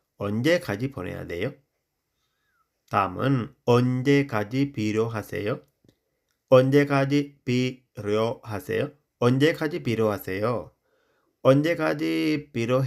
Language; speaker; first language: Korean; non-native, fluent; Sinhala